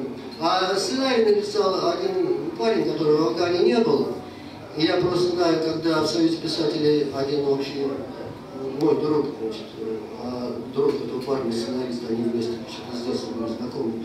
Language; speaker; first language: Russian; native; Russian